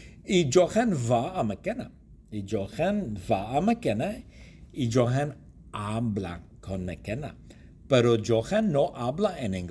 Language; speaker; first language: Spanish; non-native, fluent; English